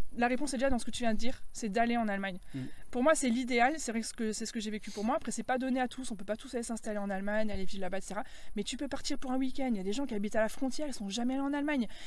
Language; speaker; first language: French; native; French